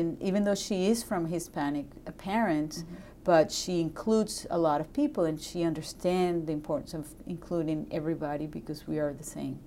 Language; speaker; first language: English; non-native, fluent; Spanish